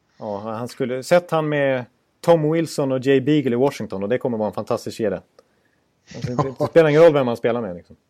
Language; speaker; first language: Swedish; native; Swedish